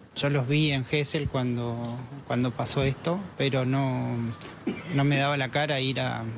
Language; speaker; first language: Spanish; native; Spanish